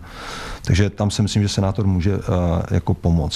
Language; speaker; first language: Czech; native; Czech